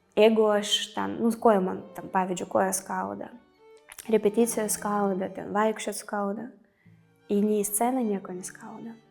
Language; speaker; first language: Lithuanian; non-native, fluent; Russian